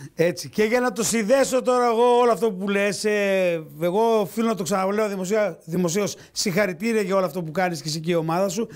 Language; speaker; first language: Greek; native; Greek